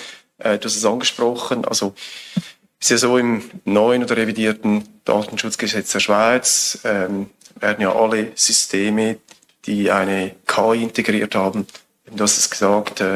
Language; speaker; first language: German; native; German